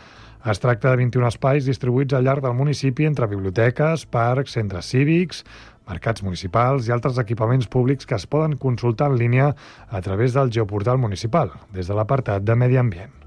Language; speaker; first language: Catalan; native; Catalan